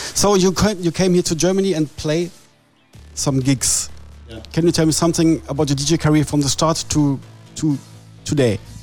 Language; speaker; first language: English; non-native, learner; German